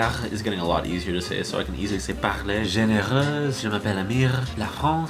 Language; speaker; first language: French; non-native, learner; English